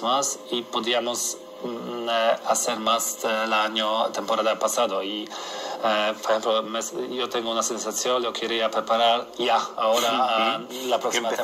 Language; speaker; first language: Spanish; non-native, learner; Polish